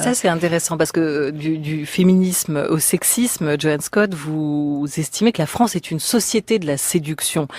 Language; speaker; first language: French; native; French